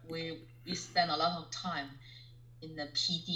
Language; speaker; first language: English; non-native, fluent; Chinese